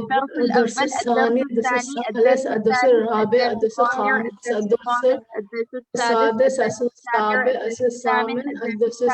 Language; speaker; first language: Arabic; non-native, learner; Urdu